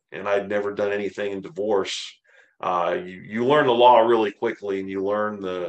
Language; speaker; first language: English; native; English